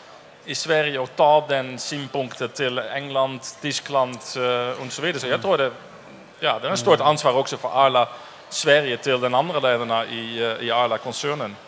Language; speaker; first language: Swedish; non-native, fluent; Dutch